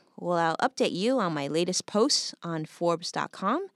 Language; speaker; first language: English; native; English